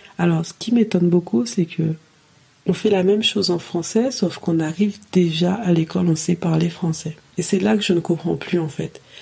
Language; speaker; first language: French; native; French